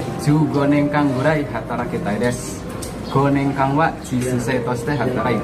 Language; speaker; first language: Japanese; non-native, learner; Indonesian